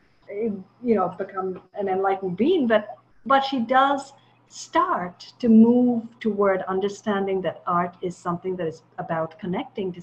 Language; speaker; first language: English; non-native, local second language; Tamil